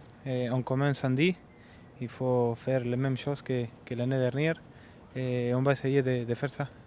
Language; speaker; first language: French; non-native, learner; Spanish